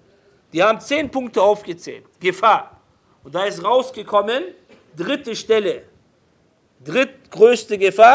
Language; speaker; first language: German; non-native, fluent; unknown